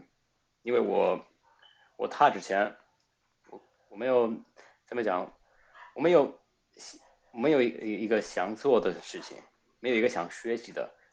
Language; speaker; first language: Chinese; non-native, fluent; Spanish